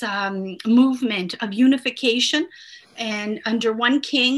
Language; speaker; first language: English; non-native, fluent; Italian